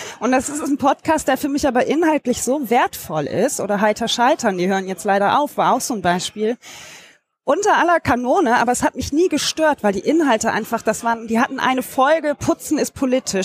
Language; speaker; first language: German; native; German